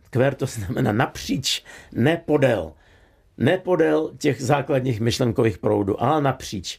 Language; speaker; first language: Czech; non-native, fluent; Russian